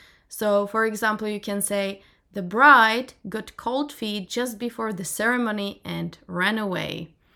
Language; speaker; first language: English; non-native, fluent; Czech